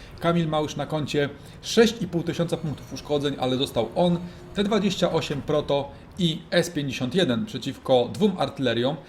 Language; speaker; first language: Polish; native; Polish